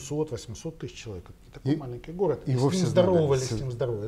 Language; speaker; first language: Russian; native; Russian